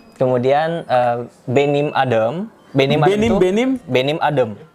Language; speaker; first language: Turkish; non-native, fluent; Indonesian